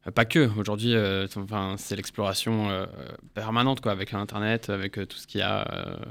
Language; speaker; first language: French; early bilingual, heritage; English